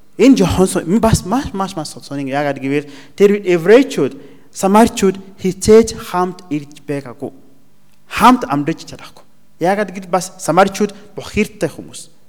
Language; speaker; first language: Mongolian; non-native, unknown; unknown